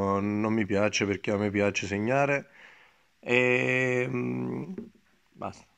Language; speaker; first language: Italian; non-native, fluent; Greek